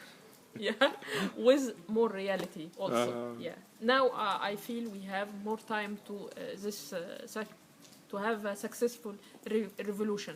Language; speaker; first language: English; non-native, learner; Arabic